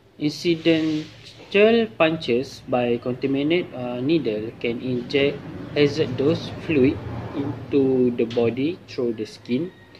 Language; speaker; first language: English; non-native, local second language; Malay